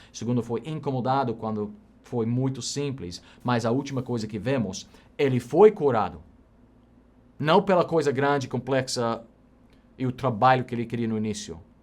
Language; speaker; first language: Portuguese; non-native, fluent; English